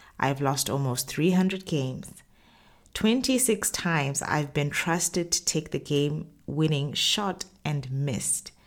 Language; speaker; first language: English; non-native, local second language; Tswana